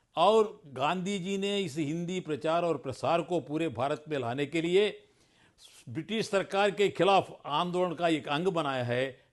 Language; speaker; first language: Hindi; non-native, local second language; Telugu